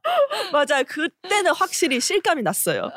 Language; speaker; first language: Korean; non-native, fluent; Chinese